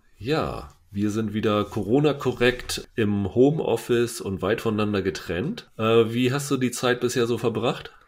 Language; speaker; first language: German; native; German